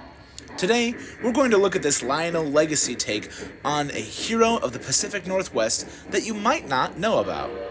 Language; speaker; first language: English; native; English